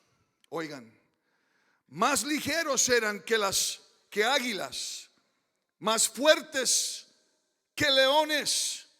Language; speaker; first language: Spanish; early bilingual, heritage; Spanish